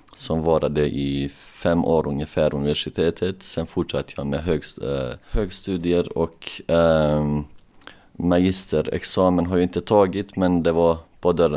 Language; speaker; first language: Swedish; non-native, local second language; Bosnian